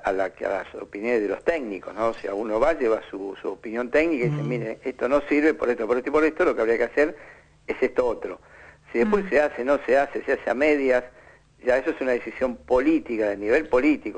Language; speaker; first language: Spanish; native; Spanish